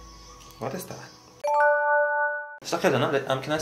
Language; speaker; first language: English; non-native, fluent; Korean